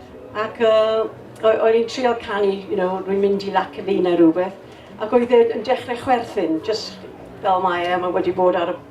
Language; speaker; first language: Welsh; non-native, local second language; English